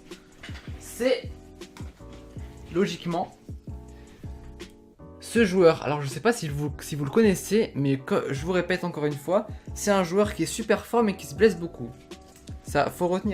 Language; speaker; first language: French; native; French